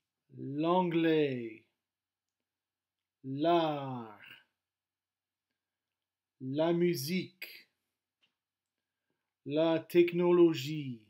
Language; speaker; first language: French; non-native, fluent; English